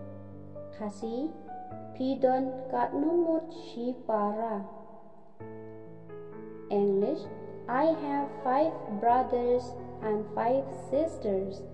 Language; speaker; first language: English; non-native, local second language; Khasi